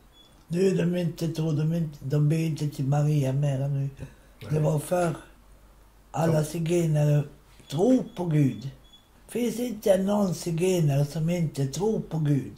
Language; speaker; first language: Swedish; non-native, local second language; Romany